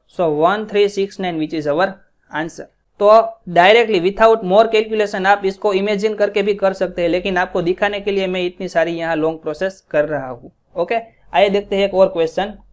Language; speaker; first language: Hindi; non-native, local second language; Gujarati